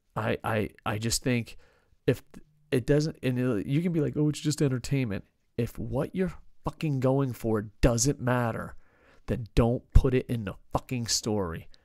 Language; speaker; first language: English; native; English